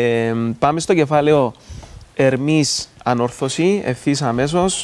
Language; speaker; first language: Greek; native; Greek